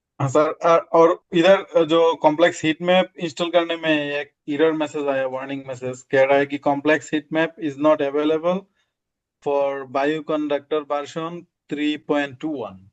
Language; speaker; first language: Hindi; non-native, learner; Bangla